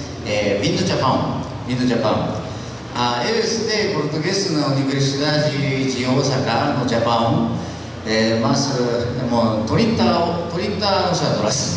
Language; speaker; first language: Portuguese; non-native, learner; Japanese